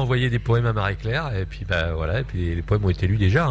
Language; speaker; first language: French; native; French